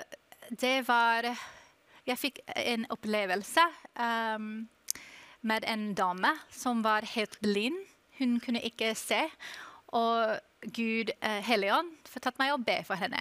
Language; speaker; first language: Norwegian; non-native, learner; English